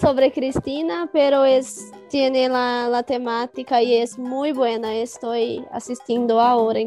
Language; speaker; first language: Spanish; non-native, learner; Portuguese